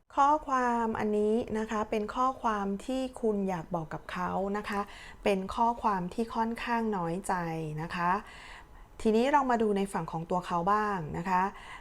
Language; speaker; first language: Thai; native; Thai